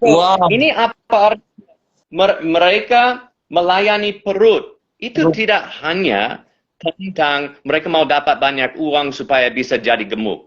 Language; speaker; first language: Indonesian; non-native, fluent; English